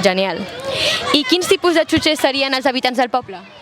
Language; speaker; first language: Catalan; native; Catalan